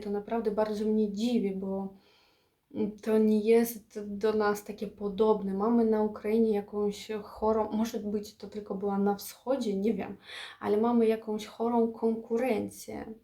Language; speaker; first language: Polish; non-native, fluent; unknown